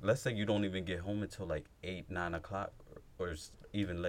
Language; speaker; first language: English; native; English